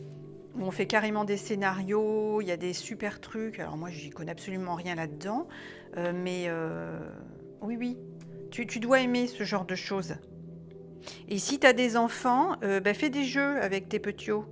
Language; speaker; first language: French; native; French